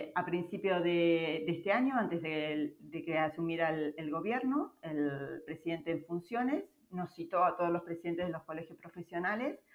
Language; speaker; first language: Spanish; native; Spanish